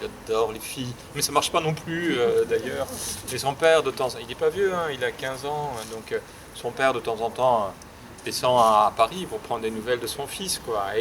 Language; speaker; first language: French; native; French